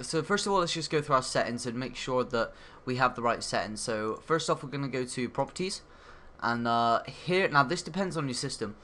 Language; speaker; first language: English; native; English